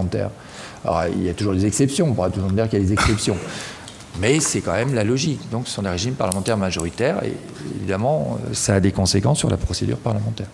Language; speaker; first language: French; native; French